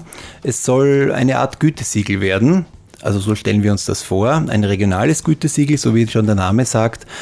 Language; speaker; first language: German; native; German